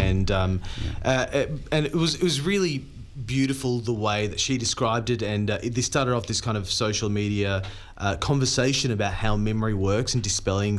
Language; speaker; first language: English; non-native, local second language; Hindi